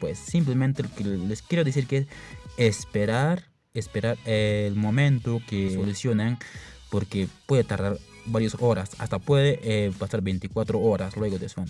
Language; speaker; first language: Spanish; non-native, local second language; Quechua